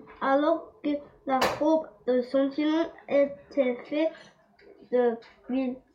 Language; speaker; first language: French; non-native, learner; Chinese